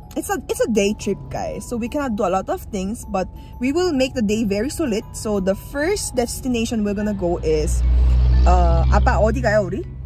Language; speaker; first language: English; early bilingual, other home language; Korean